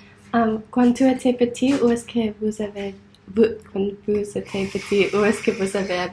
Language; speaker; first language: French; non-native, learner; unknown